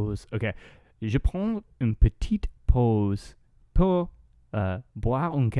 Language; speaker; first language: French; non-native, learner; English